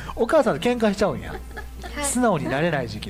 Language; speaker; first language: Japanese; native; Japanese